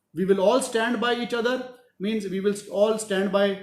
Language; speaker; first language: English; non-native, local second language; Punjabi